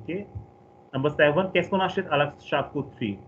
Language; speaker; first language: French; non-native, fluent; Hindi